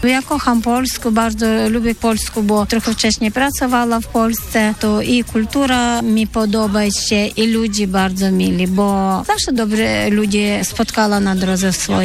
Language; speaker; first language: Polish; non-native, learner; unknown